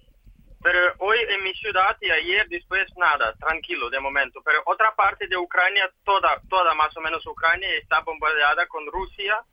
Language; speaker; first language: Spanish; non-native, learner; Ukrainian